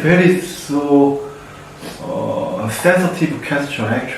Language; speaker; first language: English; non-native, learner; Korean